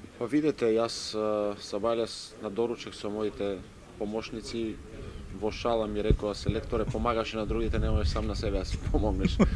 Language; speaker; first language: Macedonian; native; Macedonian